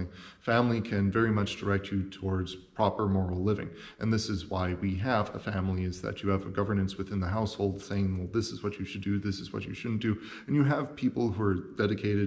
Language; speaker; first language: English; native; English